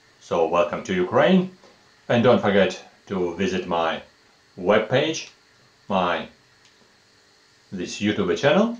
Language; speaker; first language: English; non-native, fluent; Russian